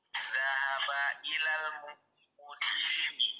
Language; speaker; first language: Arabic; non-native, learner; Indonesian